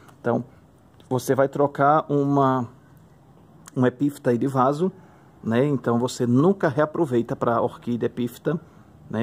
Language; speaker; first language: Portuguese; native; Portuguese